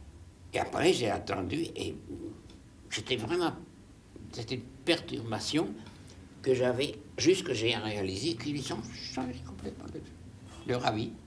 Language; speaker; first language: French; non-native, fluent; German